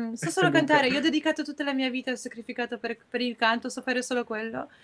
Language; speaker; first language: Italian; non-native, fluent; Polish